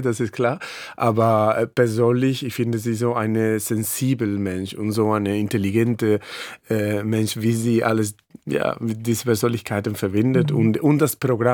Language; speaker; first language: German; non-native, fluent; Spanish